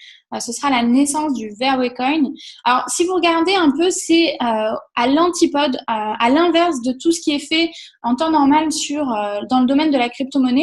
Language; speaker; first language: French; native; French